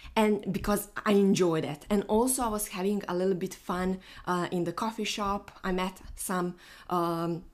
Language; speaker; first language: English; non-native, fluent; Bosnian